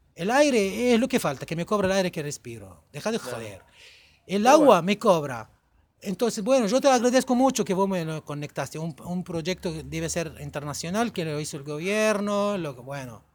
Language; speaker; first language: Spanish; non-native, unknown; Arabic